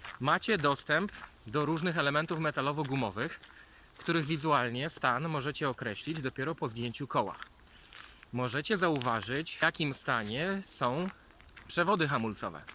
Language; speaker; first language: Polish; native; Polish